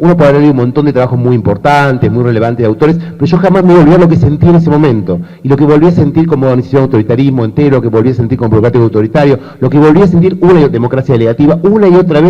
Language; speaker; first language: Spanish; native; Spanish